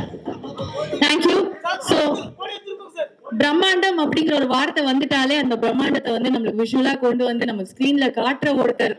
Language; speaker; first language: Tamil; native; Tamil